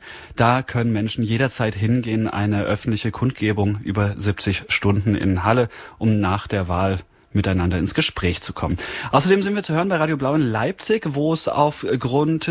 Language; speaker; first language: German; native; German